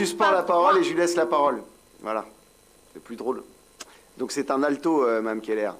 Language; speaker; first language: French; native; French